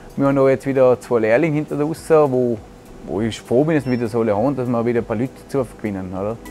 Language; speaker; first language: German; native; German